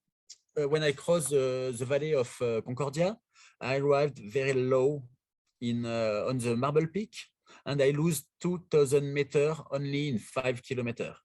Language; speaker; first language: English; non-native, learner; French